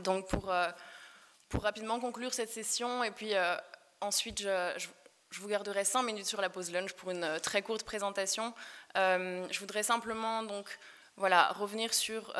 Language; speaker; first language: French; native; French